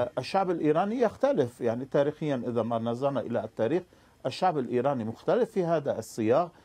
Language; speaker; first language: Arabic; non-native, fluent; Persian